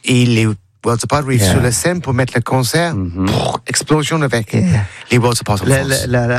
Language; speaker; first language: French; non-native, learner; English